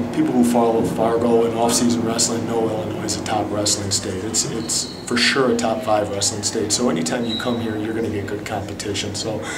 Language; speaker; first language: English; native; English